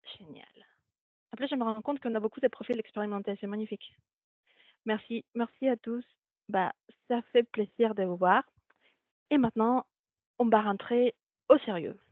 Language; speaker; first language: French; non-native, fluent; Spanish